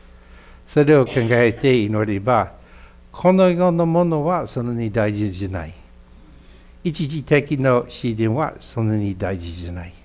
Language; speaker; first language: Japanese; non-native, fluent; English